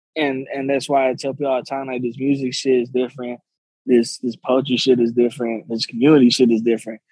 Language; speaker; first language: English; native; English